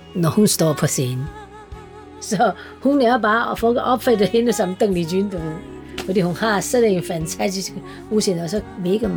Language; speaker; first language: Danish; non-native, fluent; Chinese